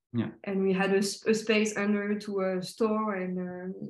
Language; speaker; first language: English; non-native, fluent; French